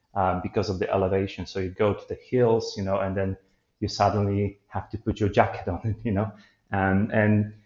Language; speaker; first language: English; non-native, fluent; Polish